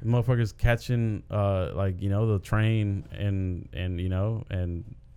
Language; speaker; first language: English; early bilingual, other home language; Spanish